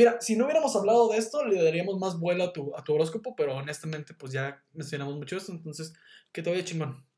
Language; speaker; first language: Spanish; native; Spanish